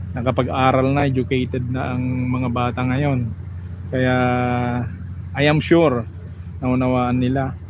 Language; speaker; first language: Filipino; non-native, local second language; Iloko